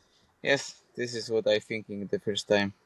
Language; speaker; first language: English; non-native, fluent; Polish